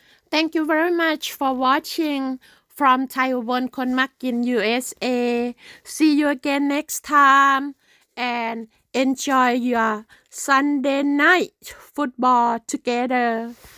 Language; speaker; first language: English; non-native, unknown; Thai